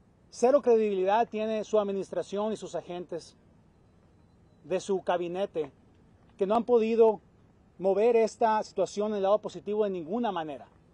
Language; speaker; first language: Spanish; native; Spanish